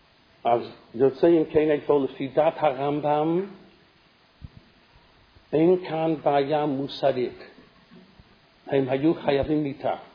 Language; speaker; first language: Hebrew; non-native, fluent; English